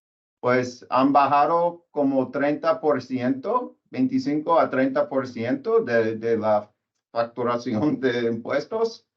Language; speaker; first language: Spanish; non-native, learner; English